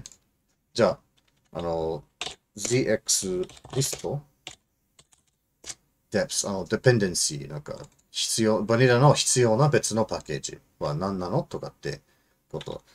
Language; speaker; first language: Japanese; non-native, fluent; English